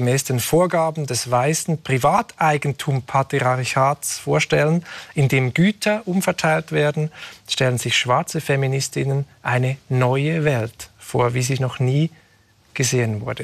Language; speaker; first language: German; native; German